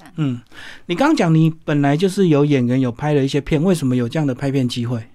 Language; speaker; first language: Chinese; native; Chinese